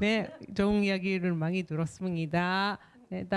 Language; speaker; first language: Korean; non-native, fluent; Japanese